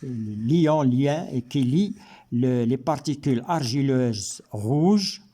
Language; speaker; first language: French; non-native, local second language; Arabic